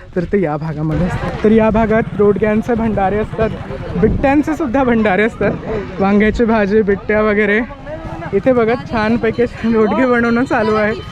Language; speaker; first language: Marathi; native; Marathi